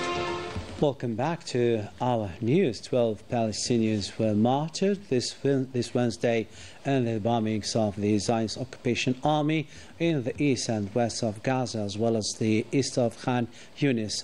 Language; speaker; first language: English; non-native, fluent; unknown